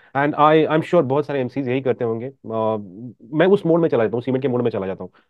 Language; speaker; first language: Hindi; non-native, local second language; Marathi